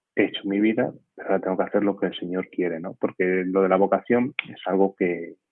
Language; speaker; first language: Spanish; native; Spanish